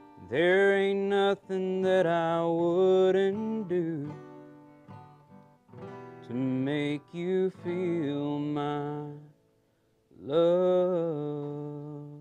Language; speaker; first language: English; native; English